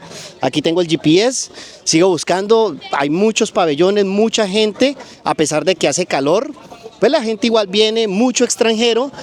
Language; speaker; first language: Spanish; native; Spanish